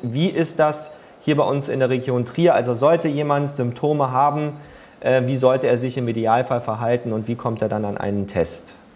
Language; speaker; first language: German; native; German